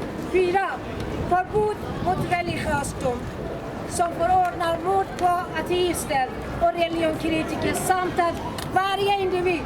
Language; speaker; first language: Swedish; non-native, fluent; Persian